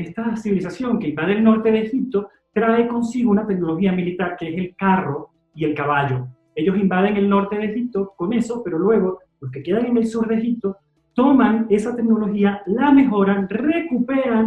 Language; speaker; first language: Spanish; native; Spanish